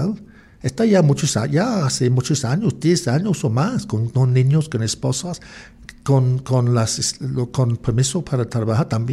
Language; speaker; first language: Spanish; non-native, learner; English